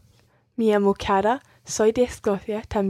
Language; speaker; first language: Spanish; non-native, learner; English